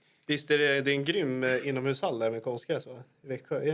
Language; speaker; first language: Swedish; native; Swedish